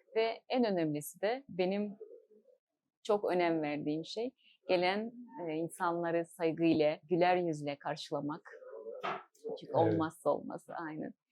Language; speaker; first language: Turkish; non-native, fluent; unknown